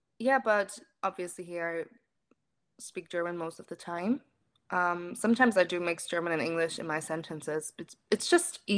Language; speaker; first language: English; non-native, fluent; German